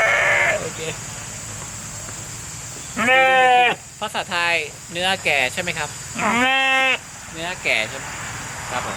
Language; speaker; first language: Thai; non-native, learner; English